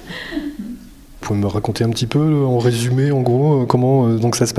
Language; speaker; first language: French; native; French